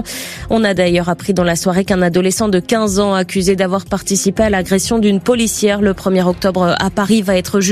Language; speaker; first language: French; native; French